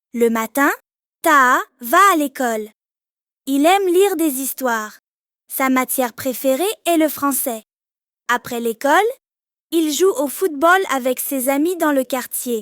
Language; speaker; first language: French; non-native, learner; Arabic